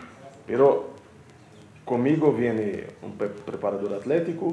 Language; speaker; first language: Spanish; non-native, fluent; Portuguese